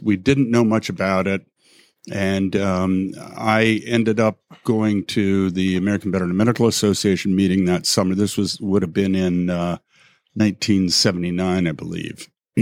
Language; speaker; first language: English; native; English